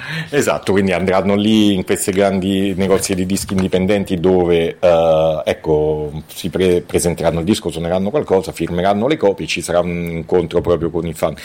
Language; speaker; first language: Italian; native; Italian